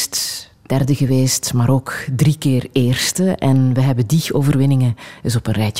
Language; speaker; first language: Dutch; native; Dutch